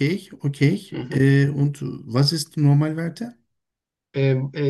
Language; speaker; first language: German; non-native, learner; Turkish